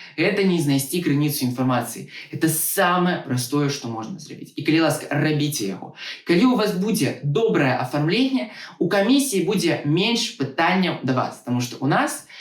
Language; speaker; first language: Belarusian; non-native, local second language; Russian